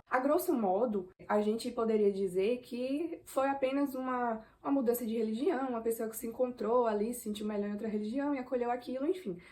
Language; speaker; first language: Portuguese; native; Portuguese